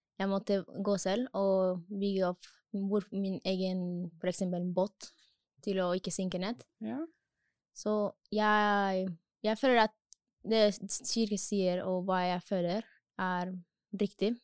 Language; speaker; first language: Norwegian; non-native, learner; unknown